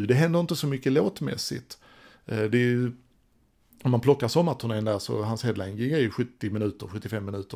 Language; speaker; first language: Swedish; native; Swedish